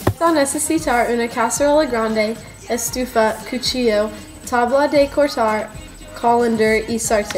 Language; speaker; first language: Spanish; non-native, learner; English